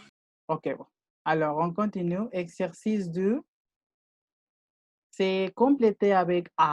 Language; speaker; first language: French; non-native, fluent; Spanish